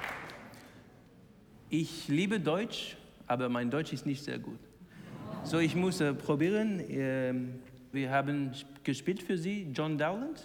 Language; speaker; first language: German; non-native, learner; English